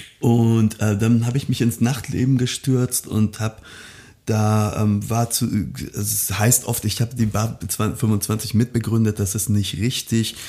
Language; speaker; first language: German; early bilingual, other home language; Persian